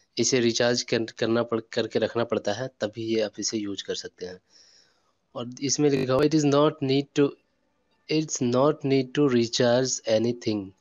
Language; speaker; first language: Hindi; native; Hindi